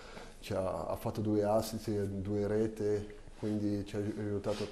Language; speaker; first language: Italian; non-native, fluent; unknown